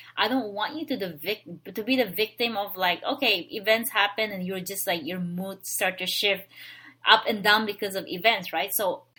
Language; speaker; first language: English; non-native, local second language; Filipino